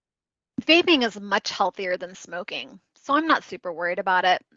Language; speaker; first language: English; native; English